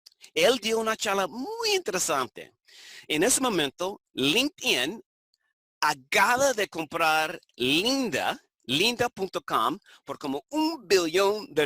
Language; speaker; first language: Spanish; non-native, fluent; English